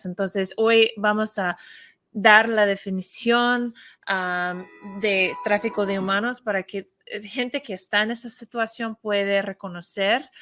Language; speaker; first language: Spanish; non-native, fluent; English